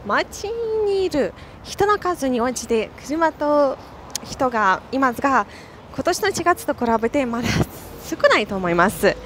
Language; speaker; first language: Japanese; non-native, fluent; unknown